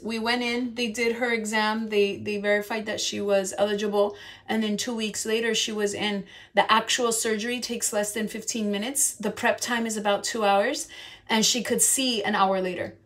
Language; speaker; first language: English; early bilingual, other home language; Spanish